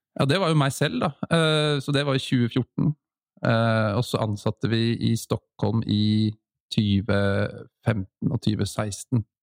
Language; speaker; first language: Norwegian; native; Norwegian